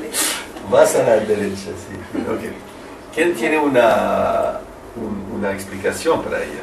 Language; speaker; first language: Spanish; non-native, learner; French